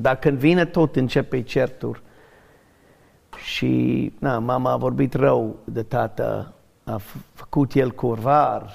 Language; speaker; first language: Romanian; non-native, learner; English